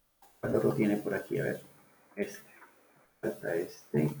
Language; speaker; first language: Spanish; native; Spanish